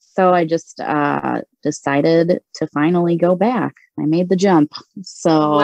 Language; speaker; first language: English; native; English